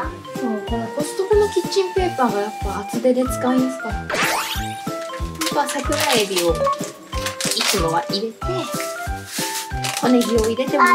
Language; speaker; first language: Japanese; native; Japanese